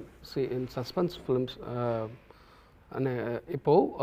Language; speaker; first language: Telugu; non-native, learner; Tamil